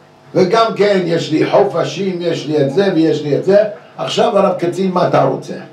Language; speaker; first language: Hebrew; non-native, fluent; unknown